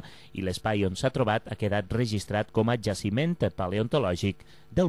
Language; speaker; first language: Catalan; native; Catalan